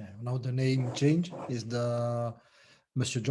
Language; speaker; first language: English; non-native, learner; French